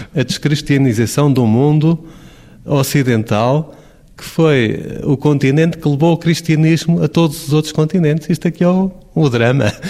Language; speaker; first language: Portuguese; native; Portuguese